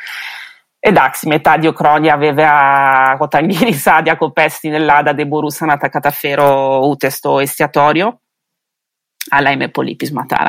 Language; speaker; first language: Greek; non-native, fluent; Italian